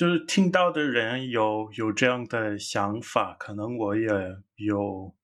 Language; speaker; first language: Chinese; non-native, fluent; English